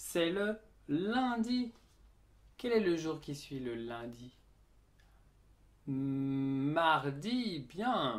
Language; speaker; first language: French; native; French